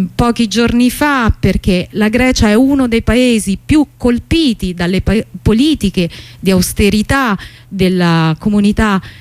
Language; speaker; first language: Italian; native; Italian